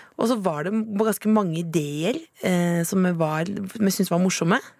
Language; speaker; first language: Norwegian; native; Norwegian